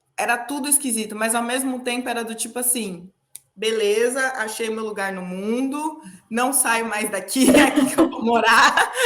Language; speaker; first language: Portuguese; native; Portuguese